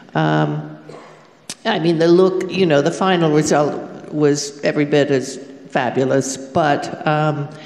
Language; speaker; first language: English; native; English